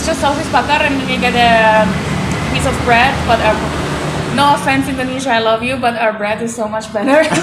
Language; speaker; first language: English; non-native, fluent; Swiss German